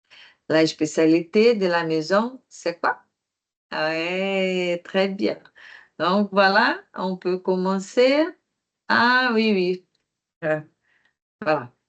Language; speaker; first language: French; non-native, fluent; Portuguese